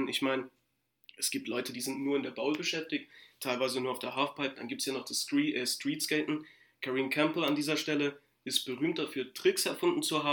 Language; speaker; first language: German; native; German